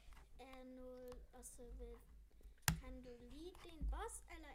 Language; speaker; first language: Danish; non-native, learner; German